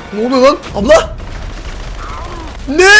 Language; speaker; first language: Turkish; native; Turkish